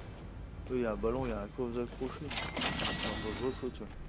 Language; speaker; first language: French; native; French